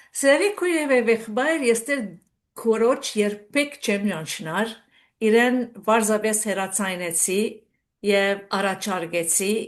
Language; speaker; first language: Armenian; early bilingual, heritage; Armenian